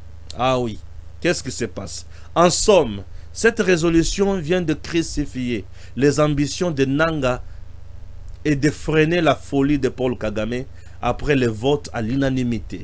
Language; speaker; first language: French; non-native, local second language; Lingala